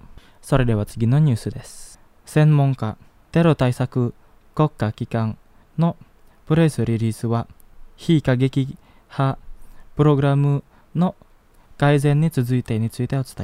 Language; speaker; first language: Japanese; non-native, fluent; Indonesian